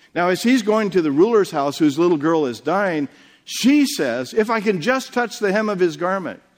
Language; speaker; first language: English; native; English